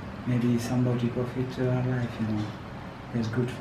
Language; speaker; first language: English; non-native, learner; Persian